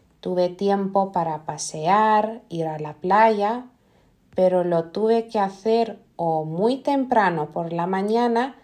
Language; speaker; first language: Spanish; non-native, fluent; Lithuanian